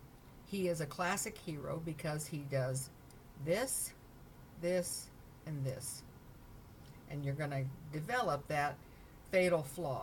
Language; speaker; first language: English; native; English